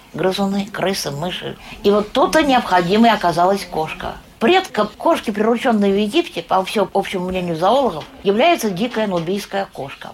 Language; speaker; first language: Russian; native; Russian